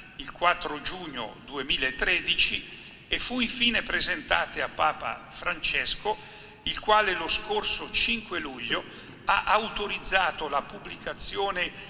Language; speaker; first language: Italian; native; Italian